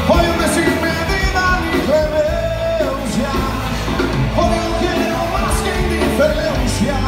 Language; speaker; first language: Spanish; native; Spanish